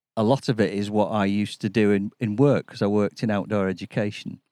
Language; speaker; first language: English; native; English